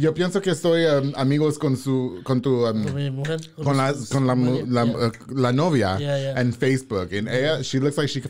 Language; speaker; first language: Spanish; early bilingual, heritage; English